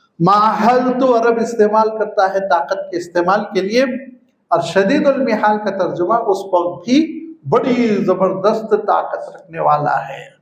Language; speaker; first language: Urdu; native; Urdu